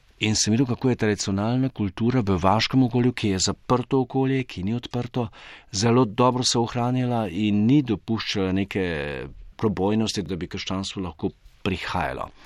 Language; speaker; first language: Slovenian; native; Slovenian